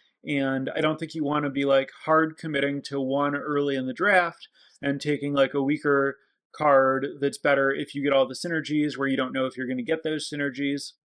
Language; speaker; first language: English; native; English